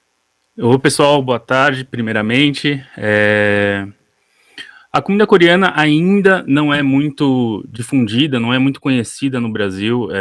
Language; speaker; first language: Portuguese; early bilingual, other home language; Korean